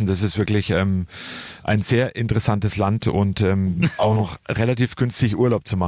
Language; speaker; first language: German; native; German